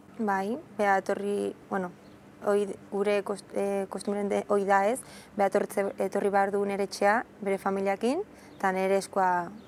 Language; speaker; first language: Basque; non-native, local second language; Spanish